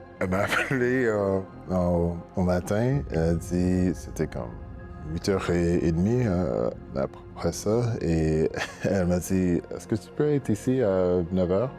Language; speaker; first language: French; non-native, local second language; English